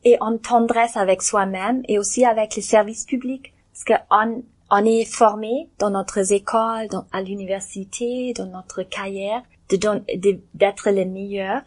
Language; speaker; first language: French; non-native, learner; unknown